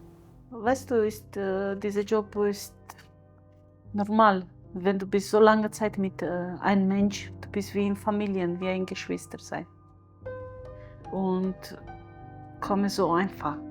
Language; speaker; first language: German; non-native, learner; Romanian